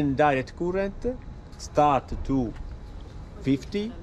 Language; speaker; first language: English; non-native, learner; Italian